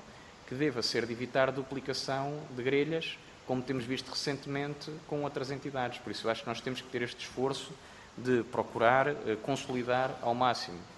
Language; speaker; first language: Portuguese; native; Portuguese